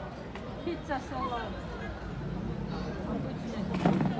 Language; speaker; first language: Russian; non-native, learner; Korean